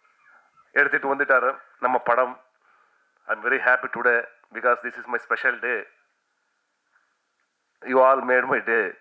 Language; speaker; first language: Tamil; non-native, learner; Kannada